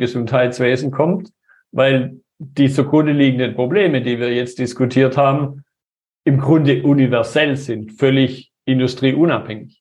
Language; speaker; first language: German; native; German